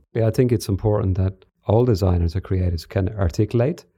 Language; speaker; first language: English; native; English